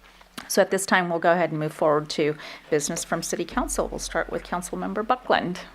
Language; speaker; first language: English; native; English